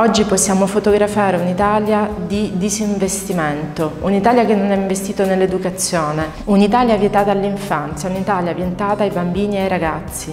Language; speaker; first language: Italian; native; Italian